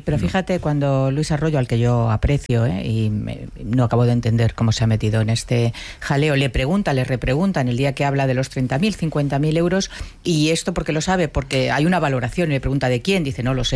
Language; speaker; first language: Spanish; native; Spanish